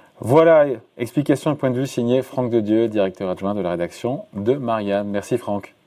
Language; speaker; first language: French; native; French